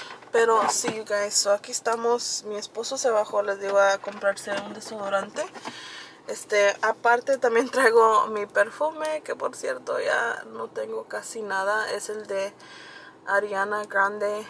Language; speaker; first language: Spanish; early bilingual, heritage; Spanish